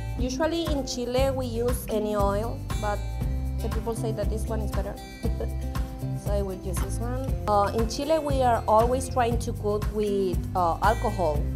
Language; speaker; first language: English; non-native, learner; Spanish